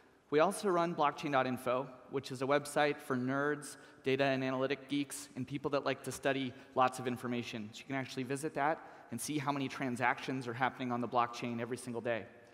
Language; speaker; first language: English; native; English